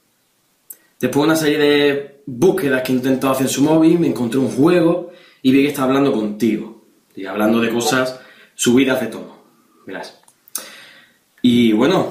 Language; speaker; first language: Spanish; native; Spanish